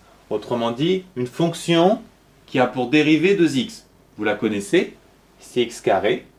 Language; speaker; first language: French; native; French